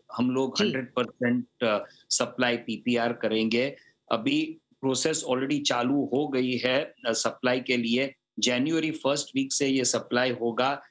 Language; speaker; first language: Hindi; non-native, local second language; Gujarati